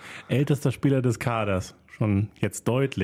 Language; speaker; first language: German; native; German